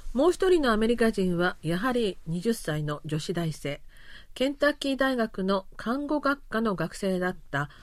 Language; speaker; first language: Japanese; non-native, fluent; Korean